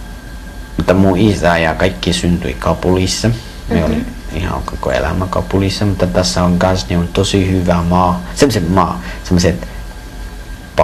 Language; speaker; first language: Finnish; non-native, learner; Persian